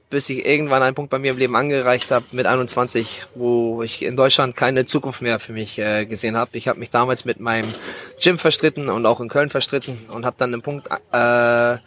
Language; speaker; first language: German; native; German